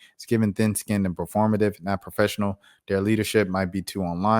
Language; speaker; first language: English; native; English